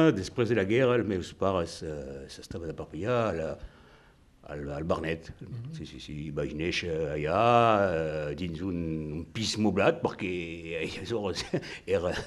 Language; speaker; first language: Catalan; non-native, local second language; French